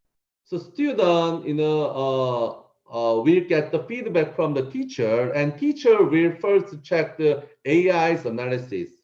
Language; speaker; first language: English; non-native, learner; Korean